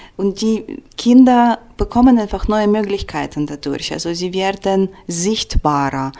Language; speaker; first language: German; non-native, fluent; Russian